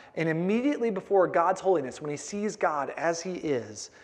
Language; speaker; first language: English; native; English